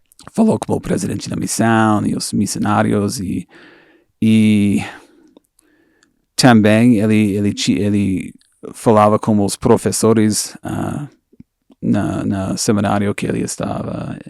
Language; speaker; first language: Portuguese; non-native, fluent; English